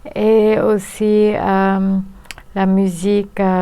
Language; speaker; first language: French; non-native, fluent; English